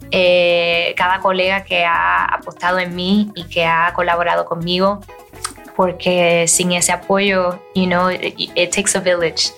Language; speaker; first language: Spanish; early bilingual, heritage; Spanish